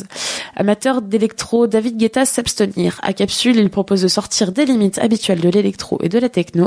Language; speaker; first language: French; native; French